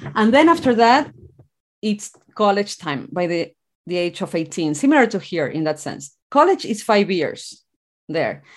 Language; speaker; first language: English; non-native, fluent; Spanish